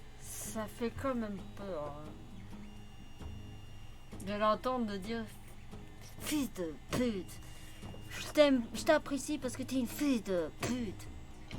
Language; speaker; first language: French; native; French